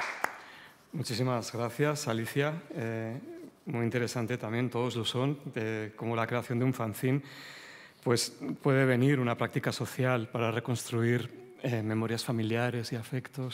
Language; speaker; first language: Spanish; native; Spanish